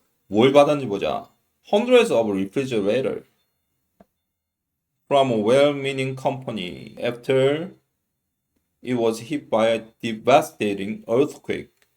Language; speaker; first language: English; non-native, fluent; Korean